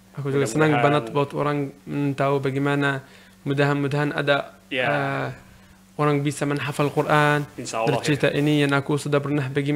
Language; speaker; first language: Indonesian; non-native, learner; Arabic